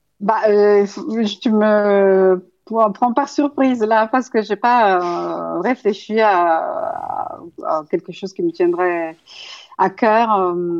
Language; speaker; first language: French; non-native, fluent; Italian